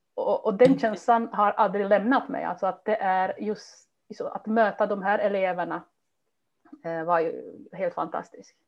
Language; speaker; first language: Swedish; non-native, fluent; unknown